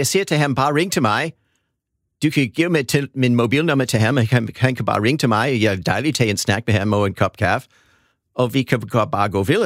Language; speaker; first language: Danish; non-native, fluent; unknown